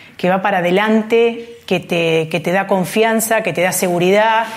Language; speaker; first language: Spanish; native; Spanish